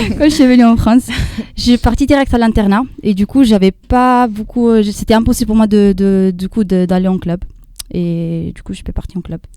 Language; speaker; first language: French; non-native, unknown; Italian